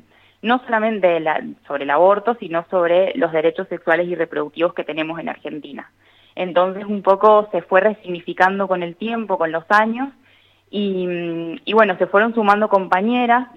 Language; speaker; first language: Spanish; native; Spanish